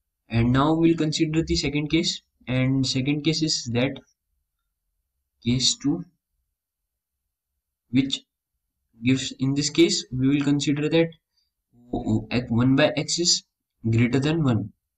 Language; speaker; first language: English; non-native, local second language; Hindi